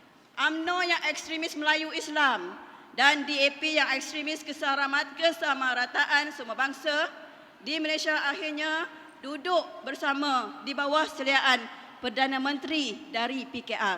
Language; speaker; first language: Malay; native; Malay